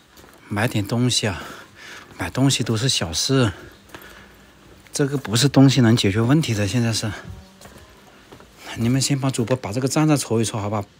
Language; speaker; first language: Chinese; native; Chinese